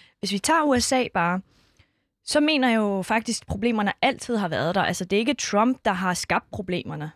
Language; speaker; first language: Danish; early bilingual, other home language; Kurdish